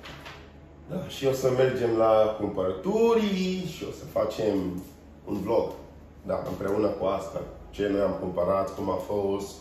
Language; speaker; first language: Romanian; non-native, learner; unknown